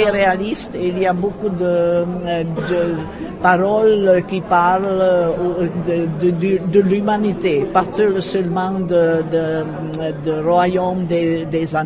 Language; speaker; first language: French; non-native, fluent; Czech